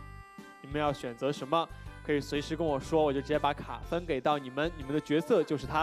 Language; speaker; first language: Chinese; native; Chinese